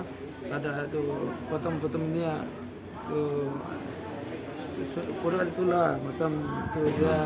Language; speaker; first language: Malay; non-native, learner; Rohingya